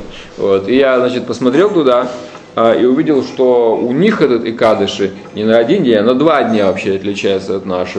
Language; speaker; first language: Russian; native; Russian